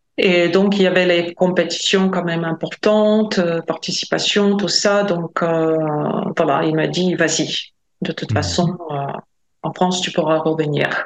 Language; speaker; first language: French; non-native, fluent; Latvian